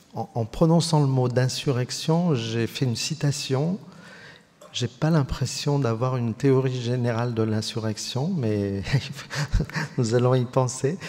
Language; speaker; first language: French; native; French